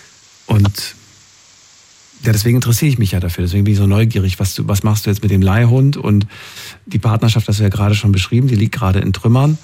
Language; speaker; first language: German; native; German